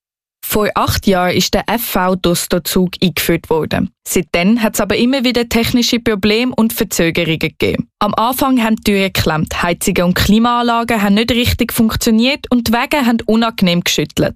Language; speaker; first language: German; native; German